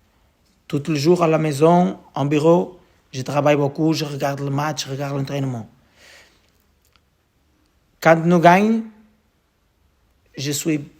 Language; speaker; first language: French; non-native, learner; Portuguese